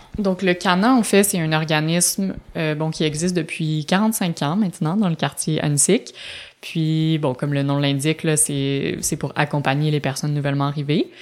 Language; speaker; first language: French; native; French